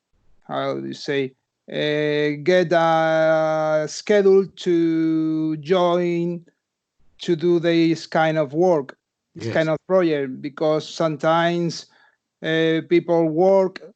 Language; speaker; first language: English; non-native, fluent; Spanish